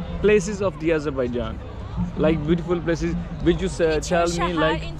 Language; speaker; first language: English; non-native, learner; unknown